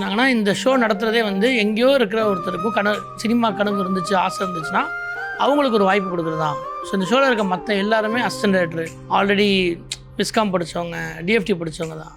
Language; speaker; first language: Tamil; native; Tamil